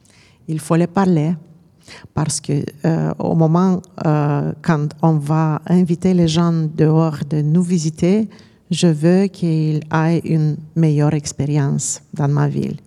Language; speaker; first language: French; non-native, fluent; Romanian